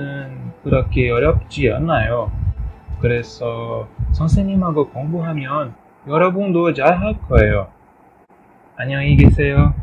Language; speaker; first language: Korean; non-native, learner; Portuguese